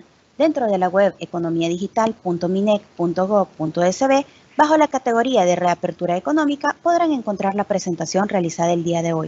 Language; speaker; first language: Spanish; native; Spanish